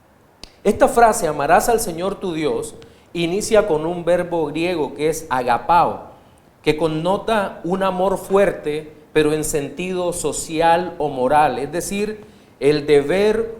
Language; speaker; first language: Spanish; native; Spanish